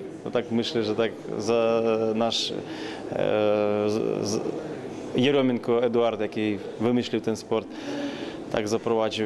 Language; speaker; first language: Polish; non-native, learner; Ukrainian